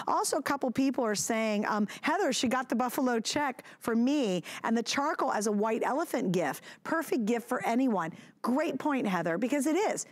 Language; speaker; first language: English; native; English